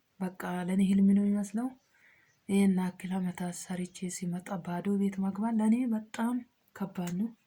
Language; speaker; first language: Amharic; non-native, local second language; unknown